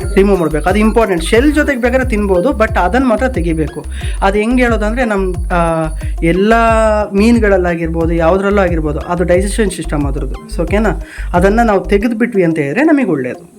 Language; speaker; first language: Kannada; native; Kannada